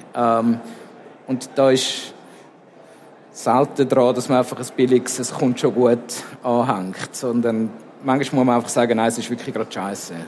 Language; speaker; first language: German; native; German